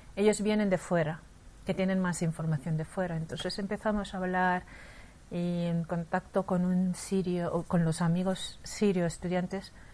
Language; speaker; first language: Spanish; non-native, fluent; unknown